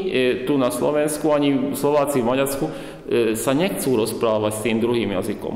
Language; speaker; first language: Slovak; non-native, local second language; Hungarian